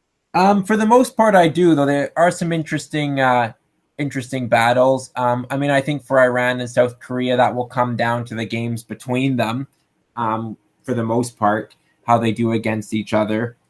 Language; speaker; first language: English; native; English